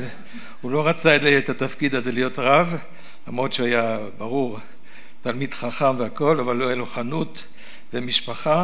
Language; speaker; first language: Hebrew; early bilingual, other home language; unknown